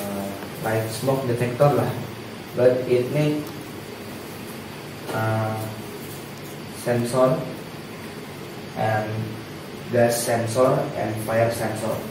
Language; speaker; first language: English; non-native, learner; Indonesian